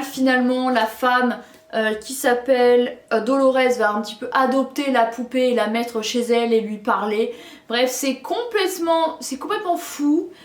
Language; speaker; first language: French; native; French